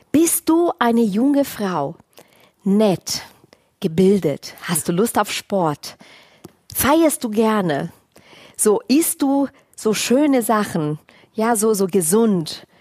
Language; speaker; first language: German; non-native, fluent; Portuguese